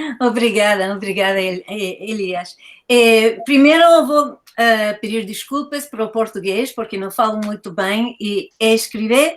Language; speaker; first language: Portuguese; non-native, fluent; English